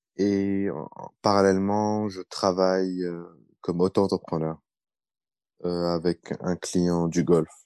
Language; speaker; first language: French; early bilingual, other home language; Arabic